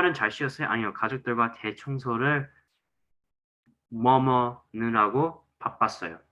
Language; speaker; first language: Korean; non-native, fluent; English